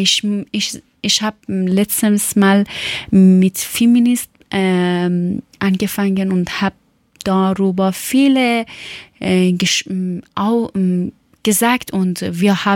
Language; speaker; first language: German; non-native, learner; Persian